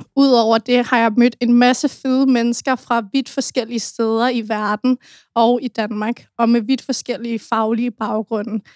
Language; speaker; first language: Danish; early bilingual, other home language; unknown